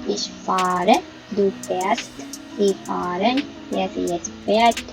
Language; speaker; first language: German; non-native, fluent; Sinhala